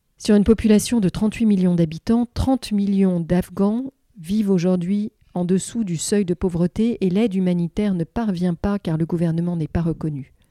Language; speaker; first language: French; native; French